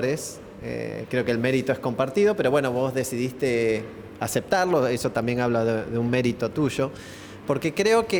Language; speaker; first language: Spanish; native; Spanish